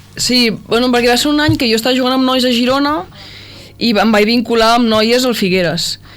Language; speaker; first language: Catalan; native; Catalan